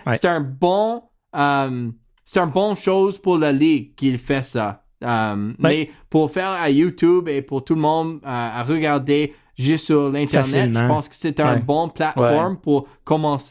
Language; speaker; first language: French; non-native, learner; English